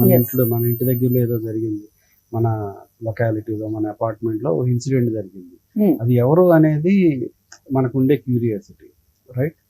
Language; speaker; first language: Telugu; native; Telugu